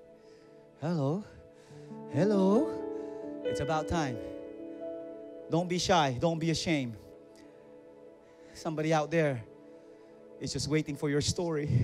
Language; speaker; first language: English; non-native, local second language; Filipino